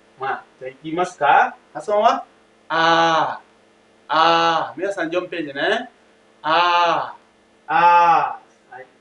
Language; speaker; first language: Japanese; non-native, fluent; Thai